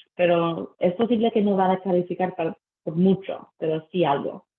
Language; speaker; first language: Spanish; early bilingual, heritage; Spanish